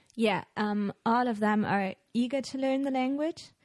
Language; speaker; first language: English; non-native, fluent; German